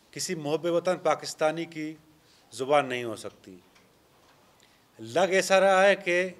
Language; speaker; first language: Urdu; non-native, local second language; Baluchi